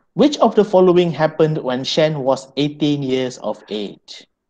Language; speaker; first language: English; non-native, local second language; Malay